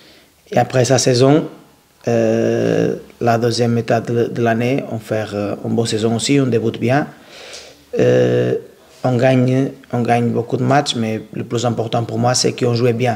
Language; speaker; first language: French; non-native, learner; Portuguese